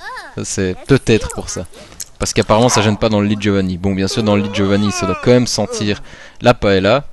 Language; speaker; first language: French; native; French